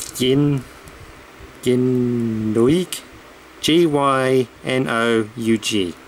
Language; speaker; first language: English; native; English